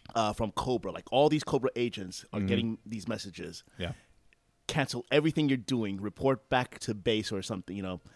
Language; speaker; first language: English; native; English